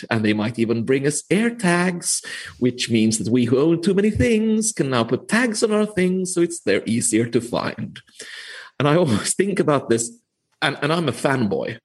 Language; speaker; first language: English; non-native, fluent; Finnish